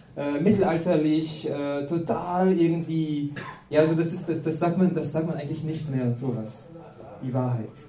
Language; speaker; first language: German; non-native, fluent; French